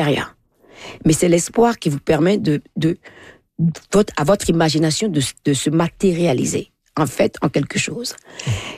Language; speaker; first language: French; non-native, local second language; Fon